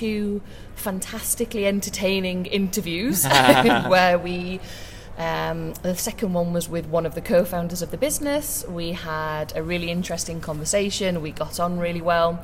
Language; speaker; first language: English; native; English